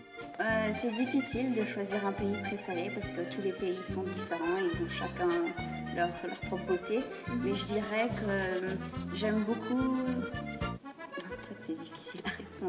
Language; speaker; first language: French; early bilingual, heritage; French